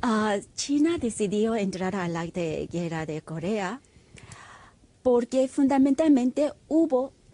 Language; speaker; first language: Spanish; non-native, fluent; Korean